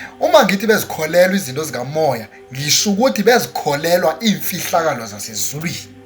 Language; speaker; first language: Zulu; non-native, local second language; Xhosa